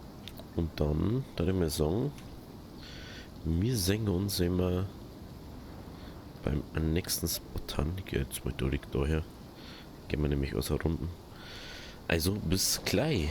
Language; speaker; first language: German; native; German